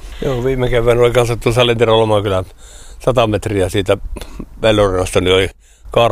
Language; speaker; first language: Finnish; native; Finnish